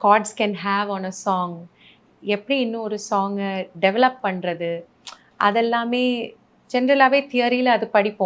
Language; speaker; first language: Tamil; non-native, fluent; Malayalam